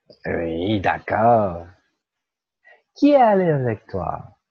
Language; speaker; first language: French; non-native, learner; Portuguese